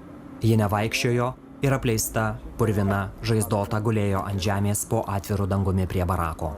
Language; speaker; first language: Lithuanian; native; Lithuanian